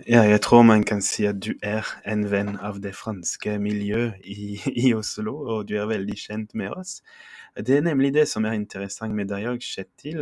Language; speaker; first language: Norwegian; non-native, fluent; French